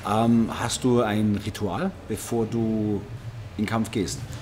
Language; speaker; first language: German; native; German